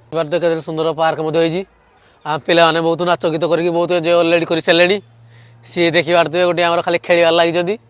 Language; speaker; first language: Odia; native; Odia